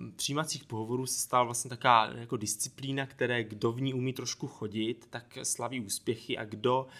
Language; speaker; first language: Czech; native; Czech